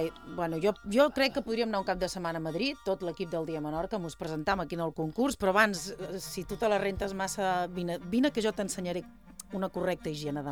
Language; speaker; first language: Catalan; native; Catalan